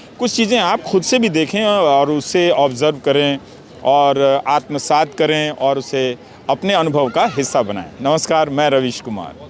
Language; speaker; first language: Hindi; native; Hindi